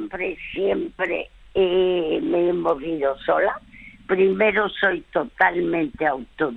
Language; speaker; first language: Spanish; early bilingual, other home language; French